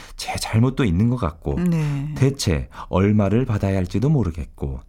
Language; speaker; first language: Korean; native; Korean